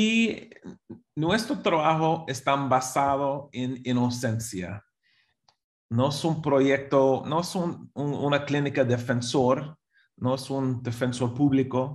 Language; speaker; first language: Spanish; non-native, fluent; English